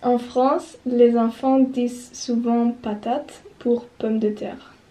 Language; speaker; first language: French; non-native, learner; German